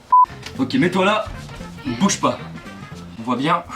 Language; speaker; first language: French; native; French